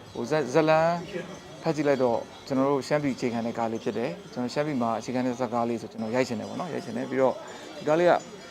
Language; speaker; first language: Burmese; non-native, local second language; Shan